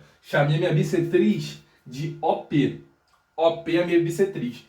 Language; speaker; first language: Portuguese; native; Portuguese